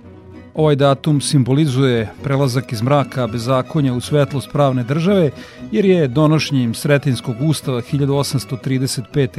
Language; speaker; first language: Serbian; native; Serbian